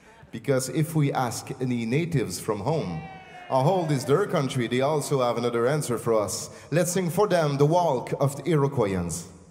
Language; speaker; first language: English; non-native, fluent; French